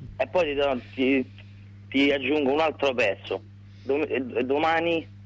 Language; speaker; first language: Italian; non-native, fluent; Greek